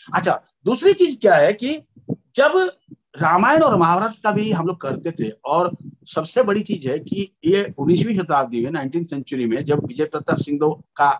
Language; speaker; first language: Hindi; native; Hindi